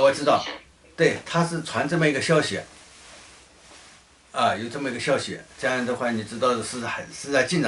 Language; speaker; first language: Chinese; native; Chinese